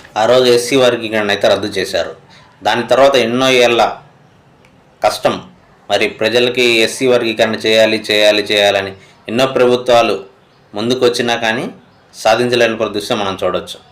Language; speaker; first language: Telugu; native; Telugu